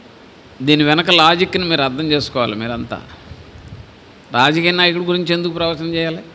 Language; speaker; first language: Telugu; native; Telugu